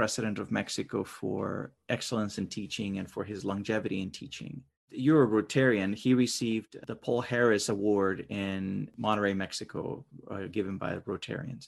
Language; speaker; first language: English; non-native, fluent; Spanish